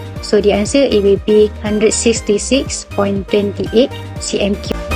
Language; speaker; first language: English; non-native, local second language; Malay